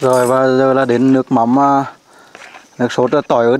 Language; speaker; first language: Vietnamese; native; Vietnamese